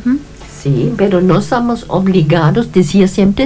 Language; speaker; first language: Spanish; non-native, fluent; German